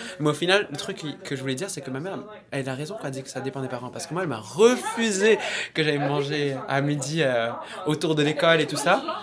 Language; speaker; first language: French; non-native, local second language; Arabic